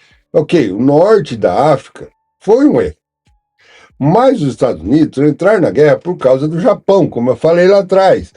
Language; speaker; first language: Portuguese; native; Portuguese